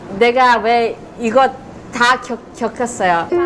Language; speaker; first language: Korean; early bilingual, heritage; Korean